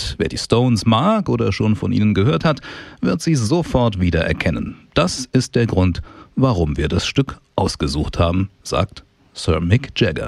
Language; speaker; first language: German; native; German